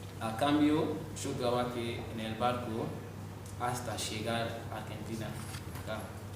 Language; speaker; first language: Spanish; non-native, learner; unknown